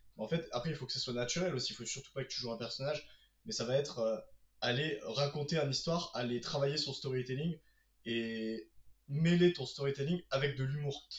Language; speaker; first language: French; native; French